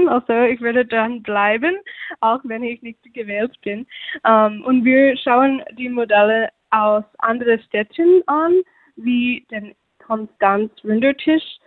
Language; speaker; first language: German; non-native, fluent; English